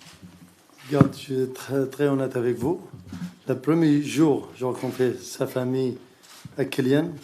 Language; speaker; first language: French; non-native, learner; Arabic